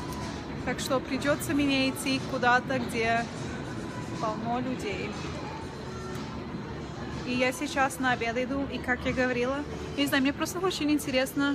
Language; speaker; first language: Russian; early bilingual, heritage; Russian